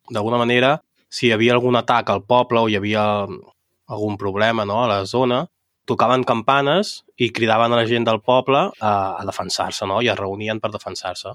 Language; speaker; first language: Catalan; native; Catalan